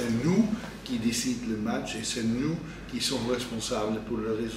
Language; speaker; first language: French; non-native, fluent; Dutch